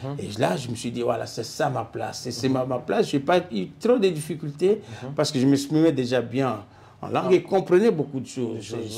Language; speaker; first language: French; non-native, local second language; Lingala